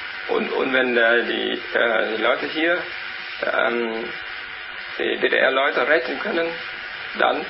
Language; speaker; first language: German; non-native, learner; Vietnamese